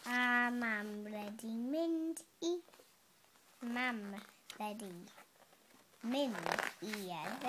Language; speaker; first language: Welsh; non-native, local second language; English